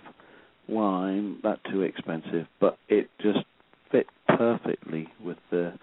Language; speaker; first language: English; native; English